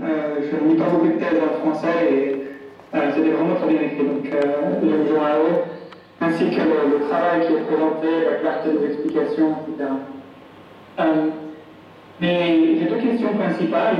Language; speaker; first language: French; native; French